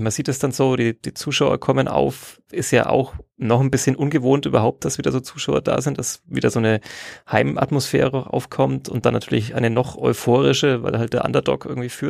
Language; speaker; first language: German; native; German